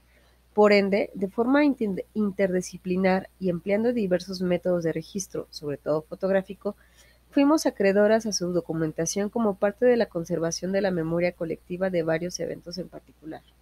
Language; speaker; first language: Spanish; native; Spanish